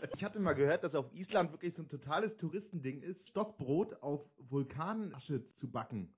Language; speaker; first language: German; native; German